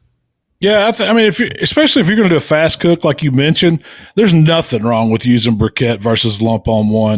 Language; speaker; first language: English; native; English